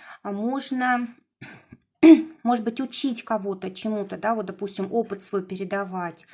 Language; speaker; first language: Russian; native; Russian